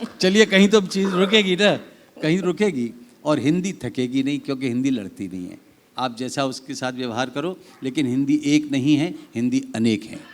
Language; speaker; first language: Hindi; native; Hindi